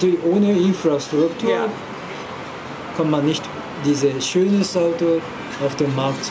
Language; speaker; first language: German; non-native, learner; Japanese